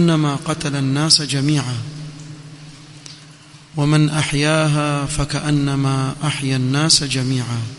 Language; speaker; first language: Arabic; non-native, fluent; Swahili